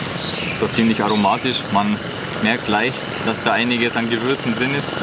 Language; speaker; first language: German; native; German